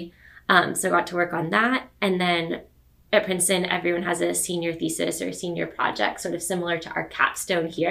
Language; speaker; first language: English; native; English